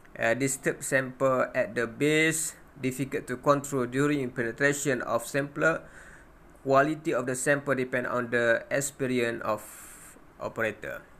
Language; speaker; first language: English; non-native, local second language; Malay